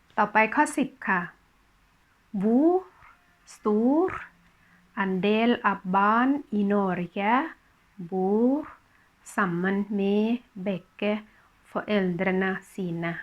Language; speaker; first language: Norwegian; non-native, fluent; Thai